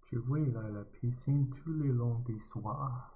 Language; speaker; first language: French; non-native, learner; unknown